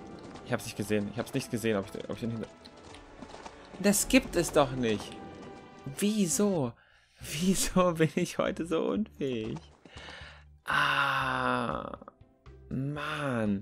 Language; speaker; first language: German; native; German